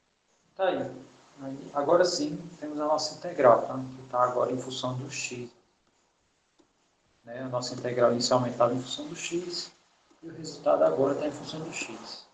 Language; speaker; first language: Portuguese; native; Portuguese